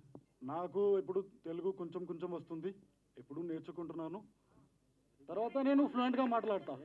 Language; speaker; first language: Telugu; non-native, learner; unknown